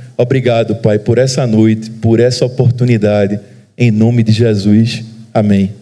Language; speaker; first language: Portuguese; native; Portuguese